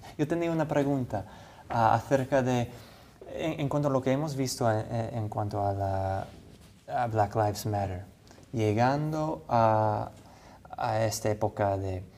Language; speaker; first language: Spanish; non-native, fluent; English